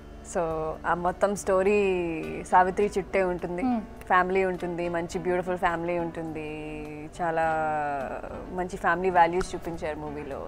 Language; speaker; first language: Telugu; non-native, fluent; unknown